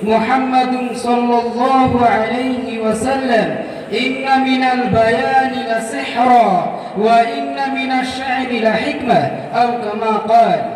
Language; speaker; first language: Arabic; non-native, learner; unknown